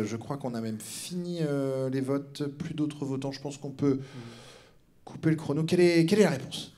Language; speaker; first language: French; native; French